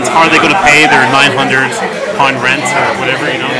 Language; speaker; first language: English; native; English